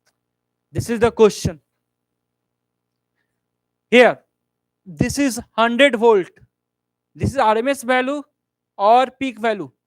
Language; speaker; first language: English; non-native, local second language; Hindi